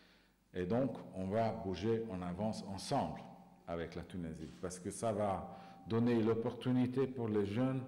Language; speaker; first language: French; non-native, fluent; Hungarian